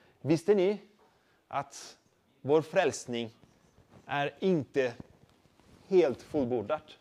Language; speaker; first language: Swedish; non-native, fluent; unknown